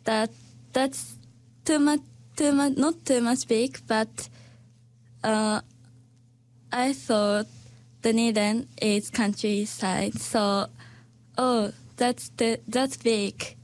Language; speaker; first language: English; non-native, learner; Japanese